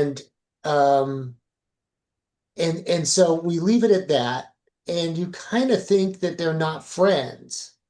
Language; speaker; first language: English; native; English